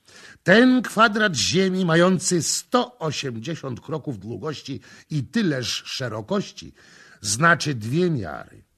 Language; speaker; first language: Polish; native; Polish